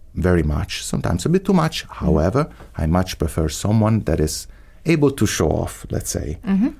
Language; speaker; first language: English; non-native, fluent; Italian